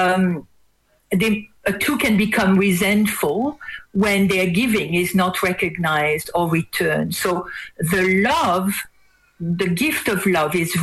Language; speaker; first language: English; non-native, fluent; French